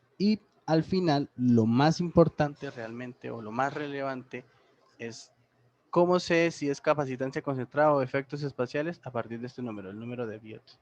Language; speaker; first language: Spanish; native; Spanish